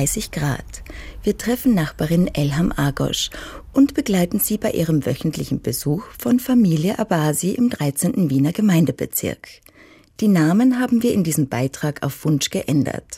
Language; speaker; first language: German; native; German